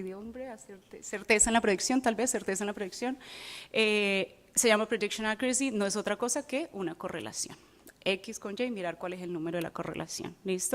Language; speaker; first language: Spanish; native; Spanish